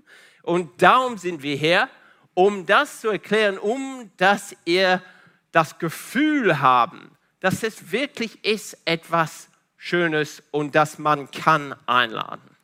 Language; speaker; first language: German; non-native, fluent; Italian